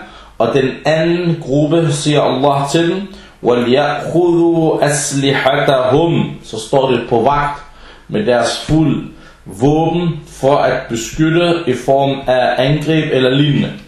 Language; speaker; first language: Danish; non-native, fluent; Arabic